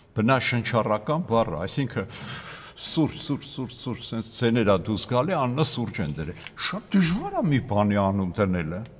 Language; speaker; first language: Armenian; native; Armenian